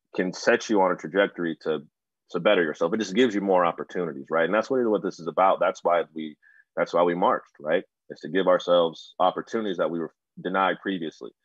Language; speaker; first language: English; native; English